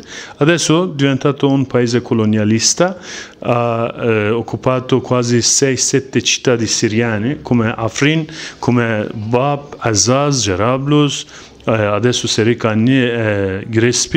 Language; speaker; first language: Italian; non-native, learner; Kurdish